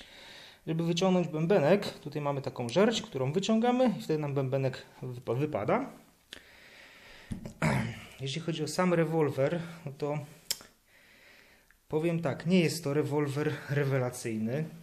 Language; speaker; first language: Polish; native; Polish